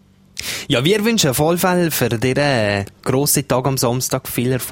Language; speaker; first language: German; native; German